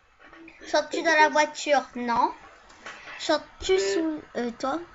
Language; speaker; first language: French; early bilingual, other home language; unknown